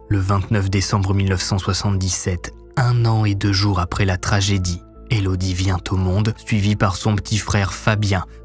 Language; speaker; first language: French; native; French